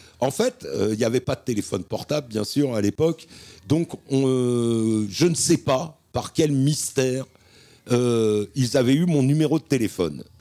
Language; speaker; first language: French; native; French